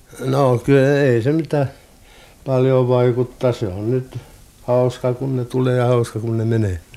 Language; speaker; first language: Finnish; non-native, local second language; Swedish